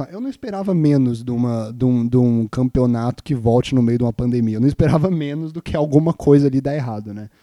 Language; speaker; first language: Portuguese; native; Portuguese